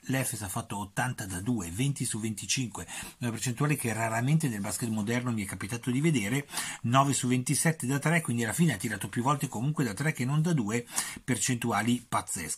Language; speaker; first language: Italian; native; Italian